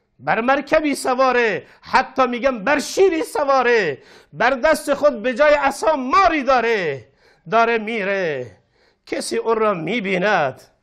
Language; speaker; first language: Persian; non-native, local second language; Baluchi